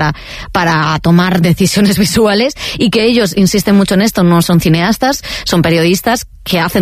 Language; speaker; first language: Spanish; native; Spanish